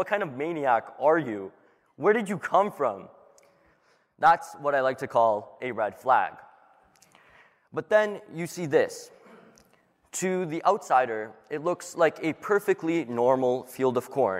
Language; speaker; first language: English; native; English